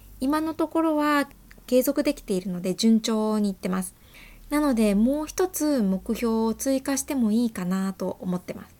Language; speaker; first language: Japanese; native; Japanese